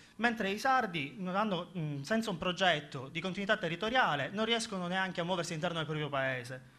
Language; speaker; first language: Italian; native; Italian